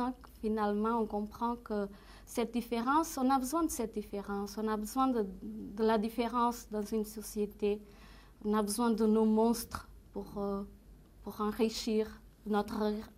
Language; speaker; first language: French; non-native, fluent; Portuguese